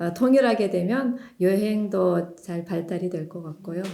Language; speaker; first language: Korean; non-native, fluent; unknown